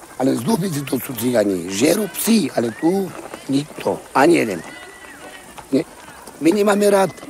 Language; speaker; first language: Slovak; non-native, local second language; Romany